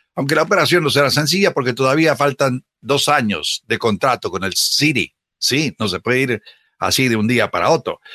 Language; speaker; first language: Spanish; native; Spanish